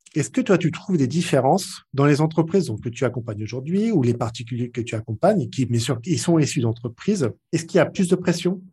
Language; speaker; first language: French; native; French